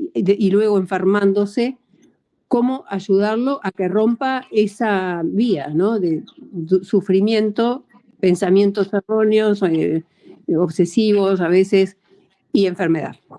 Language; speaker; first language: Spanish; native; Spanish